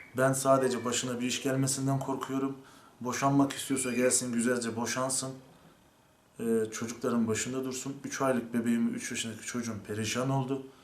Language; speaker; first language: Turkish; native; Turkish